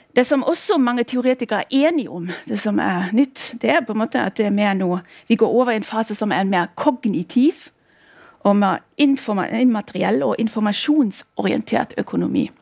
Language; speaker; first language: Norwegian; non-native, fluent; German